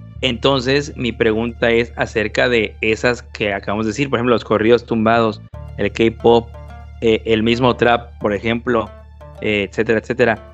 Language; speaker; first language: Spanish; native; Spanish